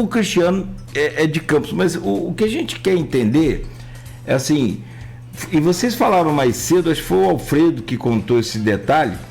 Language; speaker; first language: Portuguese; native; Portuguese